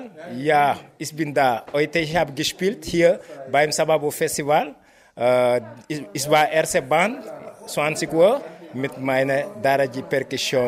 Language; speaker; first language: German; non-native, learner; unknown